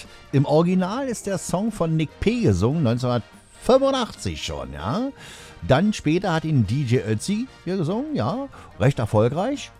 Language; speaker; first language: German; native; German